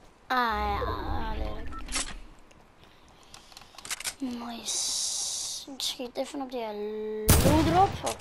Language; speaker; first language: Dutch; native; Dutch